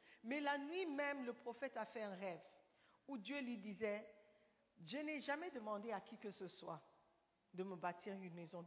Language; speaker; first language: French; non-native, fluent; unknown